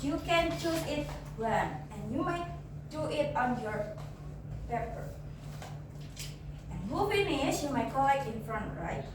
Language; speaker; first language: English; non-native, learner; Indonesian